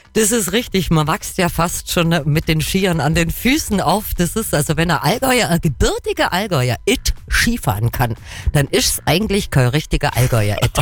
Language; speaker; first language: German; native; German